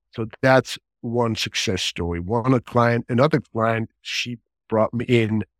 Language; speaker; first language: English; non-native, fluent; German